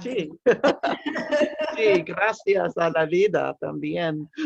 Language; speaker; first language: Spanish; non-native, learner; English